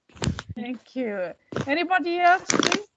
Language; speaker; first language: English; non-native, fluent; Arabic